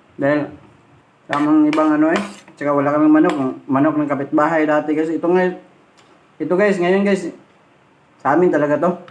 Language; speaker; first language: Filipino; non-native, local second language; Cebuano